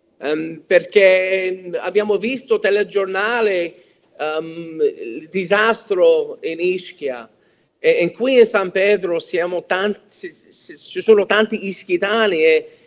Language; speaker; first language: Italian; early bilingual, heritage; English